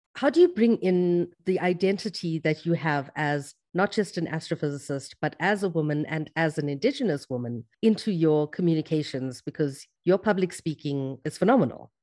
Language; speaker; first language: English; native; English